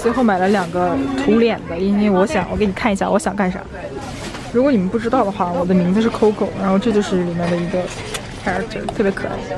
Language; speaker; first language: Chinese; early bilingual, heritage; Chinese